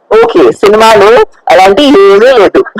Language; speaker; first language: Telugu; non-native, fluent; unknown